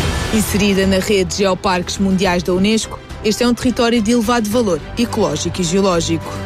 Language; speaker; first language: Portuguese; native; Portuguese